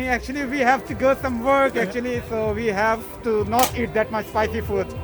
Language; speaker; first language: English; non-native, fluent; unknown